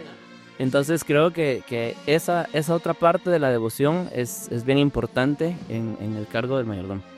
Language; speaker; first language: Spanish; native; Spanish